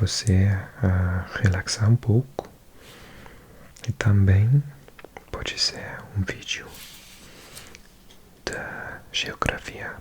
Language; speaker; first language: Portuguese; non-native, learner; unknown